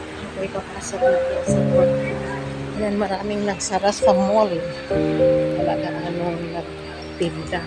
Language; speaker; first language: Filipino; native; Filipino